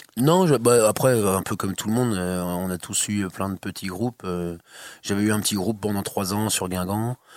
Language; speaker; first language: French; native; French